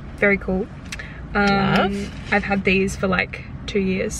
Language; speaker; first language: English; native; English